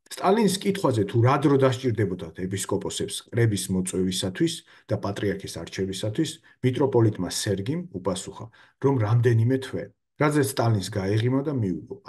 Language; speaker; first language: Georgian; native; Georgian